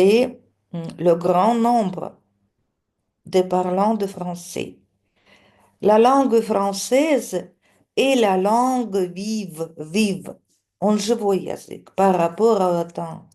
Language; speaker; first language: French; non-native, fluent; Russian